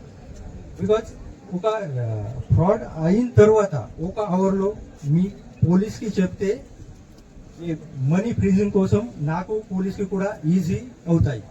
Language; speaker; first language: Telugu; non-native, learner; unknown